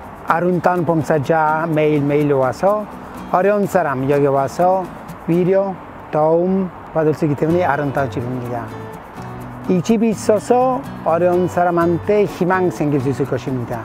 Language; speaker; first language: Korean; non-native, fluent; Italian